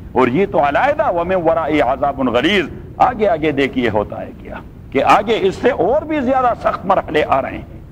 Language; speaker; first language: Urdu; non-native, local second language; Pashto